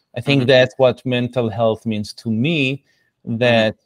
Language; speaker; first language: English; non-native, fluent; Hebrew